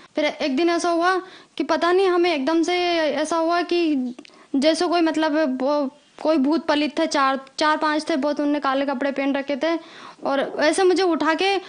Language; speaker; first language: Hindi; native; Hindi